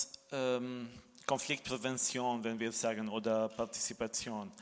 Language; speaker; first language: German; non-native, fluent; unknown